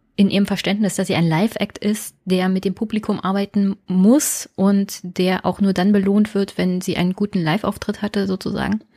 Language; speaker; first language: German; native; German